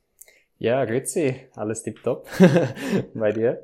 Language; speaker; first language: German; non-native, fluent; Italian